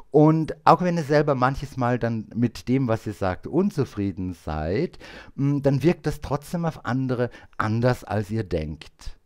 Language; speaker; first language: German; native; German